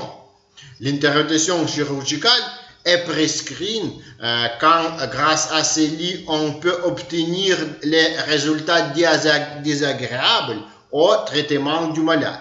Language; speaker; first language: French; non-native, learner; Ukrainian